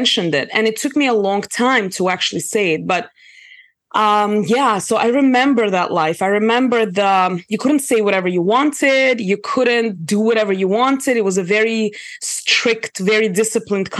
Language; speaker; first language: English; early bilingual, other home language; Russian